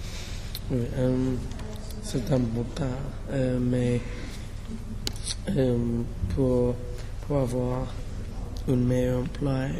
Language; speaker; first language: French; non-native, learner; English